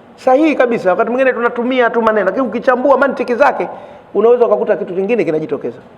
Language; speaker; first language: Swahili; native; Swahili